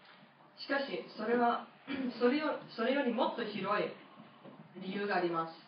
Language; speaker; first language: Japanese; non-native, fluent; English